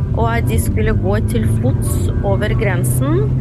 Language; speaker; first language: Norwegian; non-native, fluent; Ukrainian